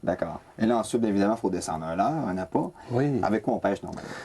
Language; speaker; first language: French; native; French